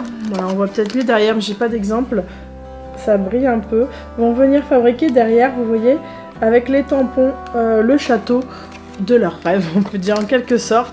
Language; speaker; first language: French; native; French